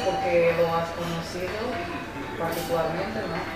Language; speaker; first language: Spanish; non-native, learner; Portuguese